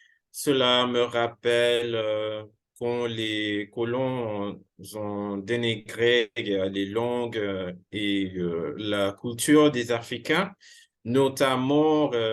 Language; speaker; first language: French; non-native, fluent; English